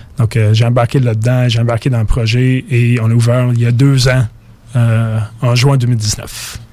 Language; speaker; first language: French; non-native, fluent; English